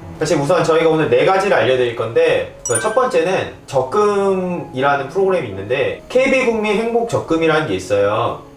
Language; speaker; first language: Korean; native; Korean